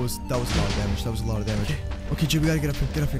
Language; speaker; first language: English; native; English